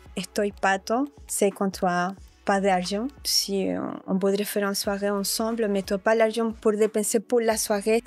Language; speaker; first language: French; non-native, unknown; Spanish